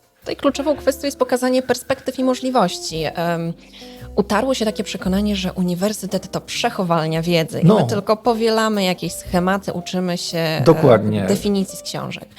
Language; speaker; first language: Polish; native; Polish